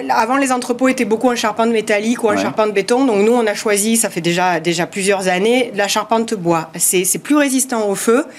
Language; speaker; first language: French; native; French